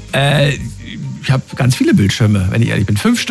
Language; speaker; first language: German; native; German